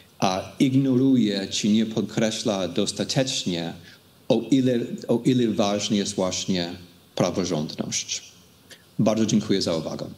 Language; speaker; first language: Polish; non-native, fluent; English